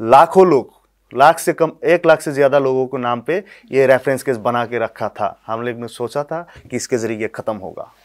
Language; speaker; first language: Hindi; non-native, local second language; Bangla